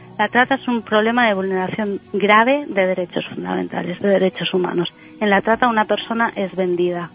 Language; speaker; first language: Spanish; native; Spanish